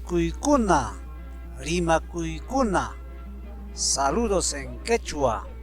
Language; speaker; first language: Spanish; non-native, local second language; Quechua